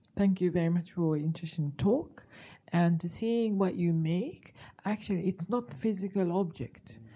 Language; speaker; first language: English; non-native, fluent; Japanese